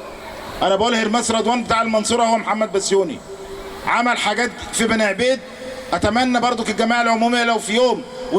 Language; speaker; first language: Arabic; native; Arabic